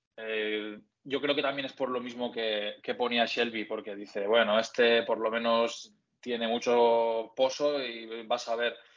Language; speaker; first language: Spanish; native; Spanish